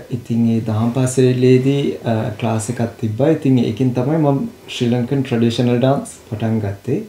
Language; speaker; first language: Sinhala; early bilingual, heritage; Sinhala